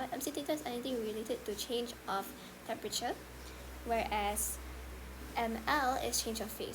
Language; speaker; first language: English; non-native, local second language; Malay